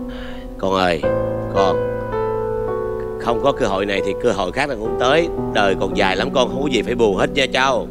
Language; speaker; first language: Vietnamese; native; Vietnamese